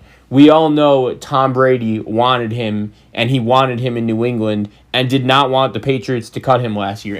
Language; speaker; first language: English; native; English